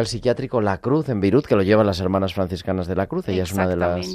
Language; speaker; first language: Spanish; native; Spanish